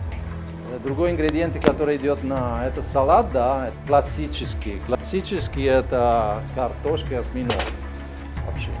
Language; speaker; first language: Russian; non-native, fluent; Italian